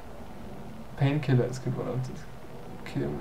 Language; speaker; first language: German; native; German